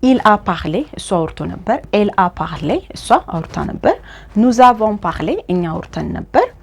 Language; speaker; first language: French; non-native, fluent; Amharic